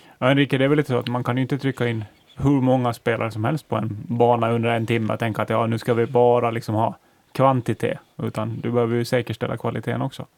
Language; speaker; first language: Swedish; native; Swedish